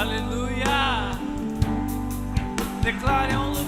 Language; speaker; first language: Portuguese; native; Portuguese